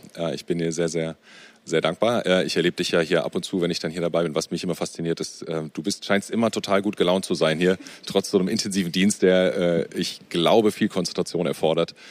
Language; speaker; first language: German; native; German